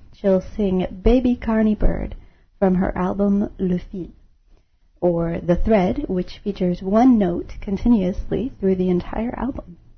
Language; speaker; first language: English; native; English